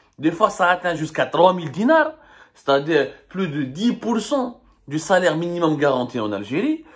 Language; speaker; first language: French; non-native, local second language; Arabic